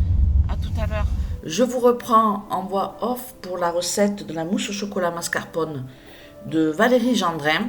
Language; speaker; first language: French; native; French